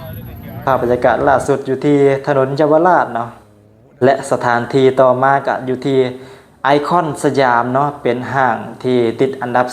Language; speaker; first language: Thai; non-native, local second language; Northeastern Thai